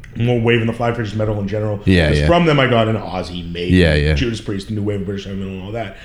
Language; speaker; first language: English; native; English